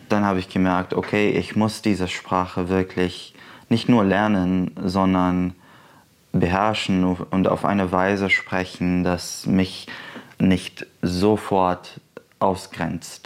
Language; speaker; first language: German; non-native, fluent; Arabic